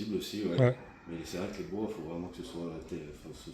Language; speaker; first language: French; native; French